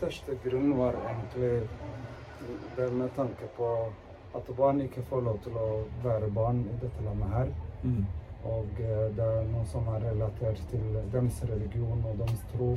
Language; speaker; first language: Norwegian; early bilingual, other home language; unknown